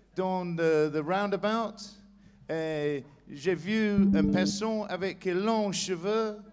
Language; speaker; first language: French; non-native, learner; English